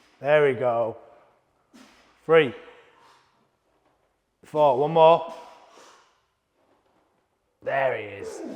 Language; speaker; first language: English; native; English